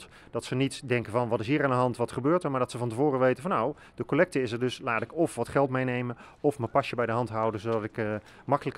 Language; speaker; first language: Dutch; native; Dutch